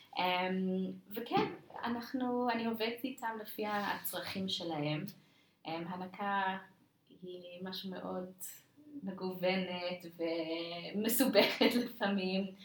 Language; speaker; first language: Hebrew; non-native, fluent; English